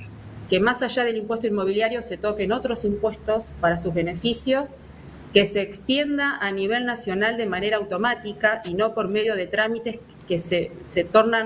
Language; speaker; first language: Spanish; native; Spanish